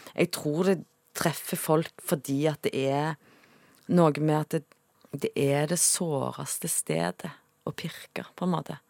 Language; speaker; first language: Norwegian; native; Norwegian